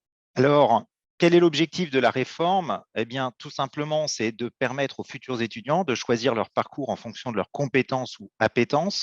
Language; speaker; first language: French; native; French